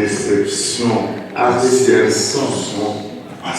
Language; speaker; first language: French; non-native, local second language; Lingala